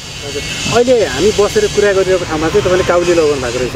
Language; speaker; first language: Nepali; native; Nepali